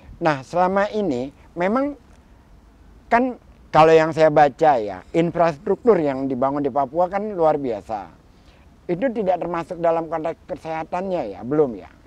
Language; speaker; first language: Indonesian; native; Indonesian